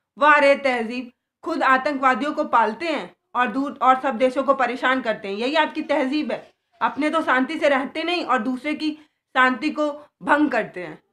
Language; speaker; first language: Hindi; native; Hindi